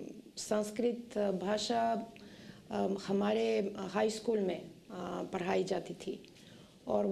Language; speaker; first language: Hindi; non-native, fluent; Bulgarian